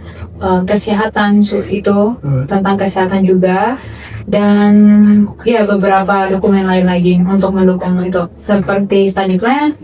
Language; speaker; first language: Indonesian; non-native, fluent; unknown